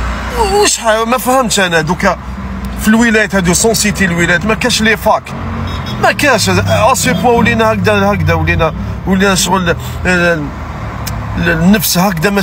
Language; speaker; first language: Arabic; native; Arabic